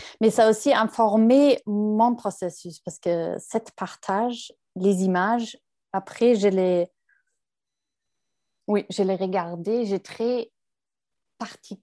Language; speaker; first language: French; non-native, fluent; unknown